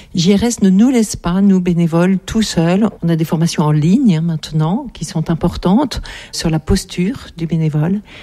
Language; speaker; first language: French; native; French